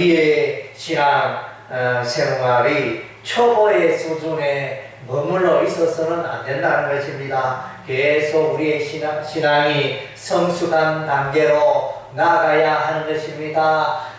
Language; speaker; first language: Korean; native; Korean